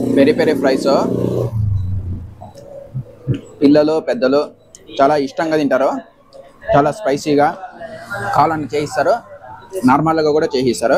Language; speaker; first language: Telugu; native; Telugu